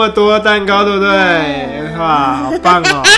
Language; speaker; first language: Chinese; native; Chinese